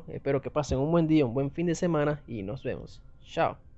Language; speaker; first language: Spanish; native; Spanish